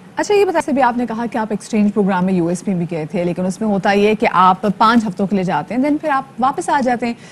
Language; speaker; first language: Urdu; non-native, local second language; Khowar